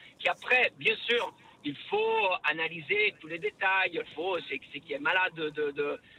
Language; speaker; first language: French; non-native, fluent; Italian